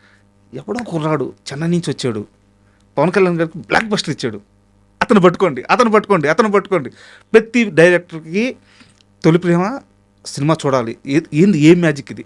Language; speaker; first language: Telugu; native; Telugu